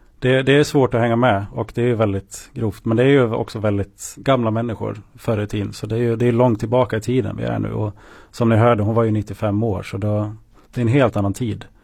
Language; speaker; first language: Swedish; native; Swedish